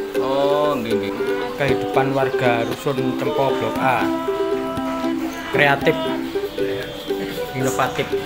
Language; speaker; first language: Indonesian; non-native, local second language; Javanese